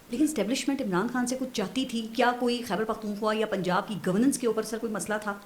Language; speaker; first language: Urdu; native; Urdu